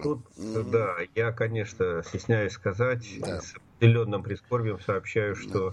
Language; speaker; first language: Russian; native; Russian